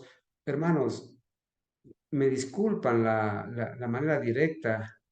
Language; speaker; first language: Spanish; native; Spanish